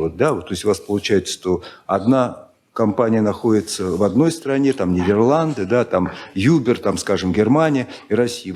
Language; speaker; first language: Russian; native; Russian